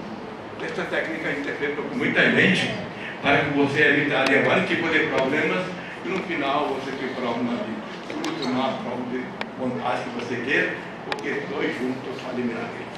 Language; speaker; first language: Portuguese; non-native, fluent; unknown